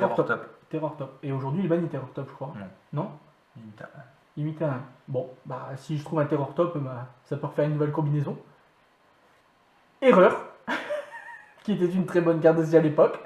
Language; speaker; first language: French; native; French